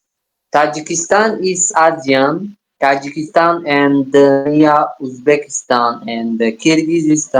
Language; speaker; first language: English; non-native, learner; Tajik